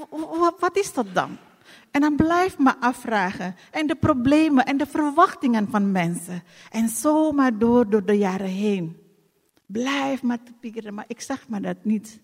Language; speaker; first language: Dutch; non-native, fluent; Indonesian